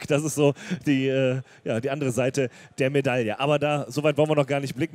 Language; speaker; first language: German; native; German